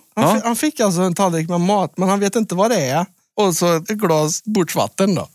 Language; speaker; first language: Swedish; native; Swedish